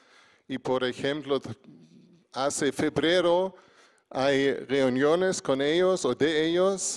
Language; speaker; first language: Spanish; non-native, fluent; German